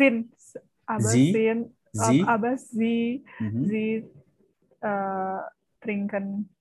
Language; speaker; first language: German; non-native, learner; Indonesian